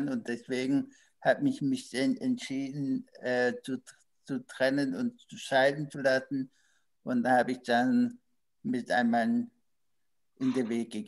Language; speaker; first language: German; non-native, learner; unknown